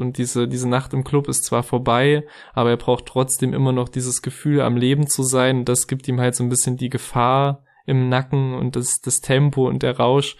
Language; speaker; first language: German; native; German